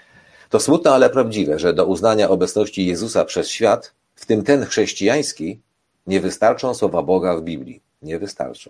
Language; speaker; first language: Polish; native; Polish